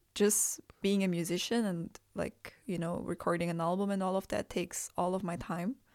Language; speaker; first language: English; non-native, fluent; Indonesian